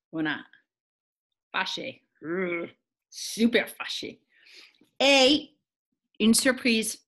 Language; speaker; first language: French; non-native, fluent; English